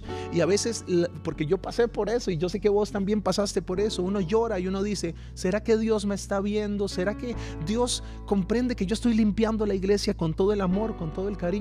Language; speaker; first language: Spanish; native; Spanish